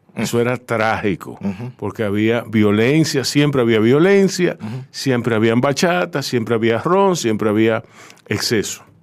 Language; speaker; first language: Spanish; native; Spanish